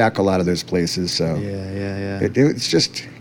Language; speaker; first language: English; native; English